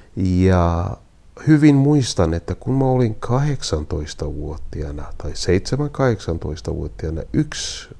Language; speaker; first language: Finnish; non-native, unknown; Kurdish